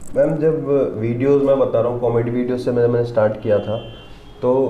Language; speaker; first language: Hindi; non-native, local second language; Haryanvi